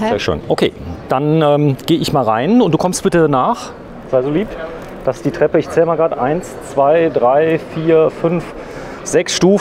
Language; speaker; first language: German; native; German